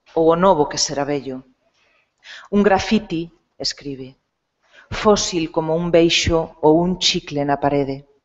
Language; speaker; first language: Galician; non-native, local second language; Spanish